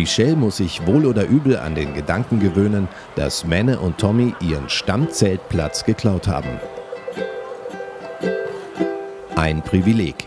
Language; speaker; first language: German; native; German